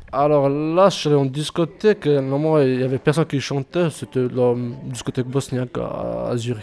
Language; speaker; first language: French; early bilingual, other home language; Bosnian